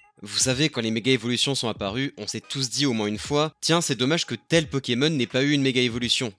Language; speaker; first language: French; native; French